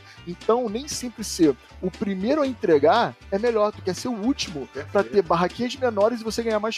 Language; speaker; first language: Portuguese; native; Portuguese